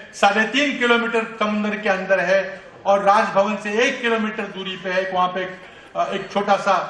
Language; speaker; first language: Hindi; non-native, local second language; Marathi